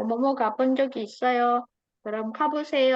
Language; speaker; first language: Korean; non-native, fluent; Indonesian